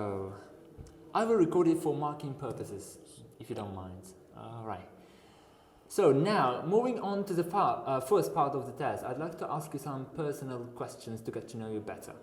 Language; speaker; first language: English; non-native, fluent; Uzbek